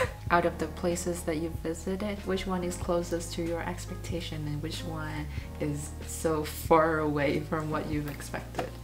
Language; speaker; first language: English; non-native, fluent; Vietnamese